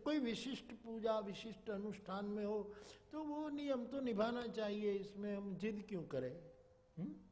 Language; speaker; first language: Hindi; non-native, local second language; Gujarati